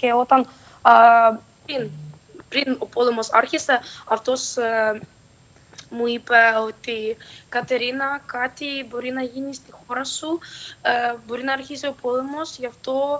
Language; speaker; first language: Greek; non-native, fluent; Ukrainian